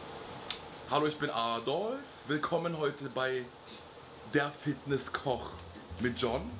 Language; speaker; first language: German; native; German